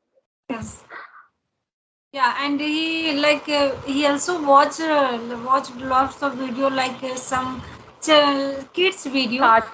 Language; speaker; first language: English; non-native, learner; Hindi